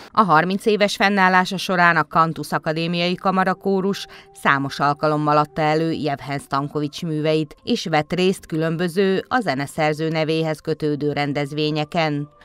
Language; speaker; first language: Hungarian; native; Hungarian